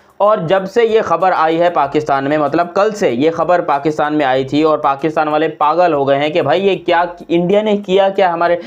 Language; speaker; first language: Urdu; native; Urdu